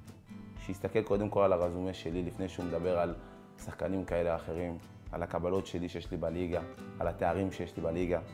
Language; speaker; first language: Hebrew; native; Hebrew